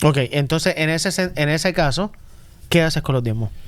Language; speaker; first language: Spanish; native; Spanish